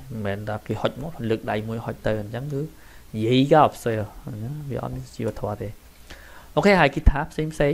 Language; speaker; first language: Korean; non-native, fluent; Khmer